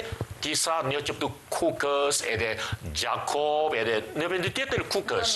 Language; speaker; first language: Albanian; non-native, learner; Korean